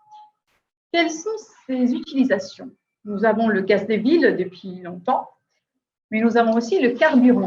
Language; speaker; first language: French; native; French